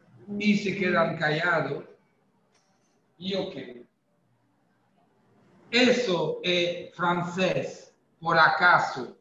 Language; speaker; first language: Spanish; non-native, fluent; French